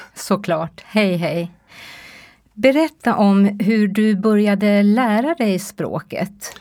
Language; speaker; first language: Swedish; native; Swedish